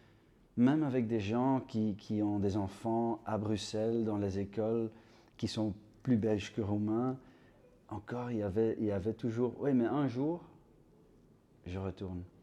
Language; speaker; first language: French; non-native, local second language; Dutch